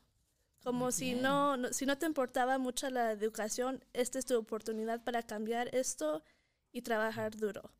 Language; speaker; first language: Spanish; early bilingual, heritage; Spanish